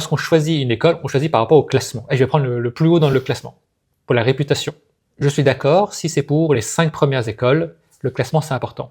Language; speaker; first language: French; native; French